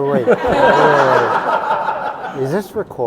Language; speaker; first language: English; native; English